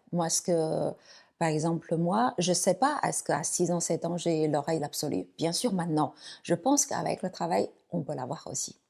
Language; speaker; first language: French; non-native, fluent; Chinese